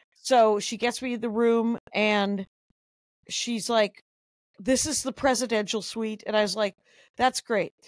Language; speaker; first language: English; native; English